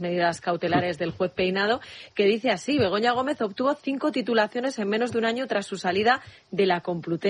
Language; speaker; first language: Spanish; native; Spanish